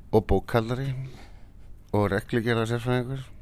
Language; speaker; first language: Icelandic; native; Icelandic